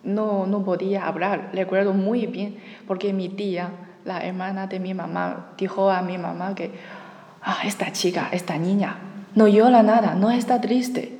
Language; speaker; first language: Spanish; non-native, learner; Chinese